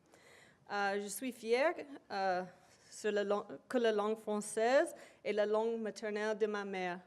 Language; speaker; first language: French; non-native, local second language; English